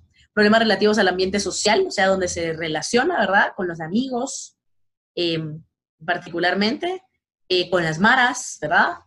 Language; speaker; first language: Spanish; native; Spanish